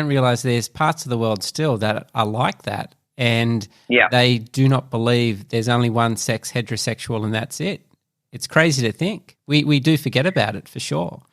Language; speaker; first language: English; native; English